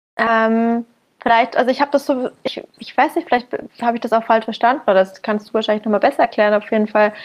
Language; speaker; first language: German; early bilingual, other home language; Arabic